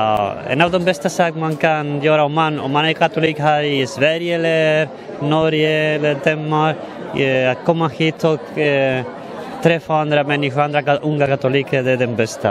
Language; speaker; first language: Swedish; non-native, fluent; Spanish